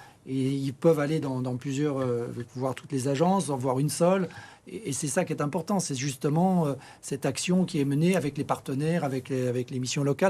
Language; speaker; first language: French; native; French